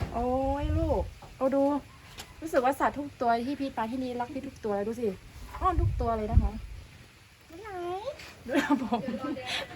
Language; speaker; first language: Thai; non-native, local second language; Western Kayah